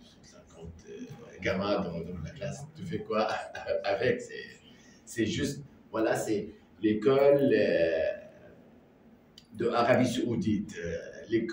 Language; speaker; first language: French; non-native, learner; Arabic